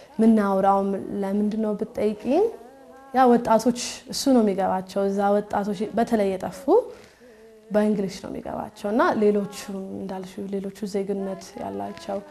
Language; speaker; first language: Amharic; early bilingual, heritage; Amharic